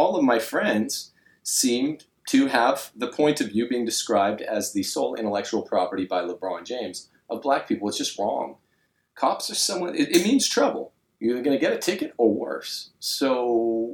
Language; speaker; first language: English; native; English